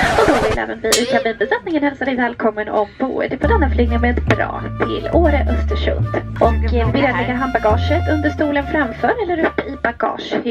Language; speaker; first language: Swedish; native; Swedish